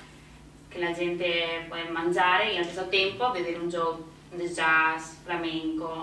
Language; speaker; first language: Italian; non-native, fluent; Spanish